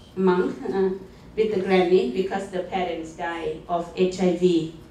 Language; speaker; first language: English; non-native, fluent; Thai